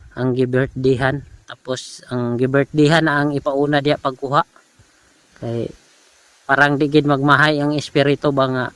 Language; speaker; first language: Cebuano; non-native, local second language; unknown